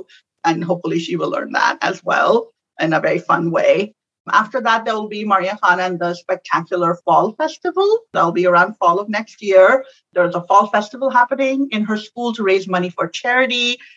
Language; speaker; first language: English; non-native, local second language; Urdu